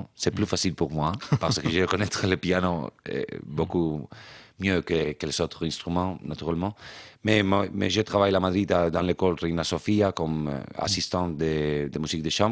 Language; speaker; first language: French; non-native, fluent; Spanish